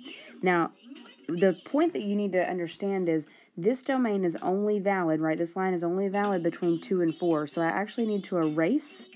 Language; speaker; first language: English; native; English